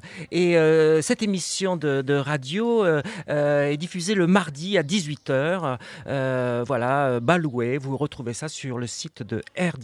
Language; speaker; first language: French; native; French